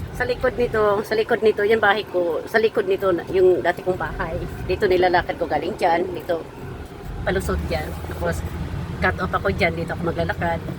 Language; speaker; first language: Filipino; non-native, local second language; Cebuano